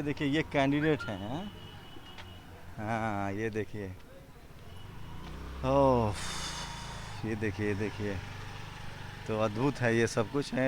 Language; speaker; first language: Hindi; native; Hindi